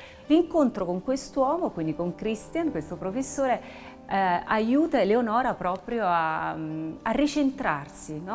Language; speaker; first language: Italian; native; Italian